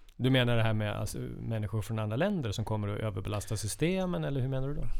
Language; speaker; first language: Swedish; native; Swedish